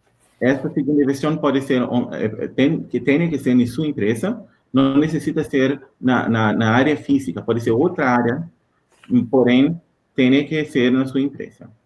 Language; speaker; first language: Spanish; non-native, learner; Portuguese